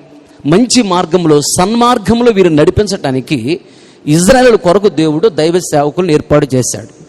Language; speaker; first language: Telugu; native; Telugu